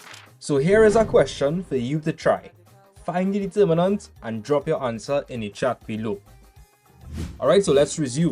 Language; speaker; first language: English; native; English